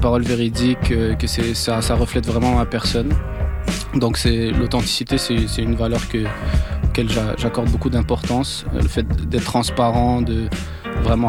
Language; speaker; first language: French; non-native, local second language; Arabic